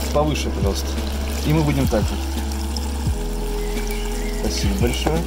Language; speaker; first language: Russian; native; Russian